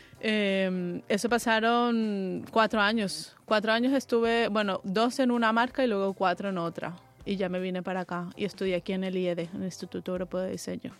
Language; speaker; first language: Spanish; native; Spanish